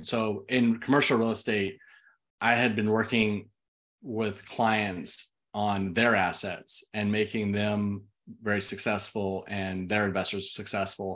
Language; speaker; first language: English; native; English